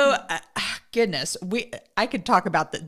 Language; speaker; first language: English; native; English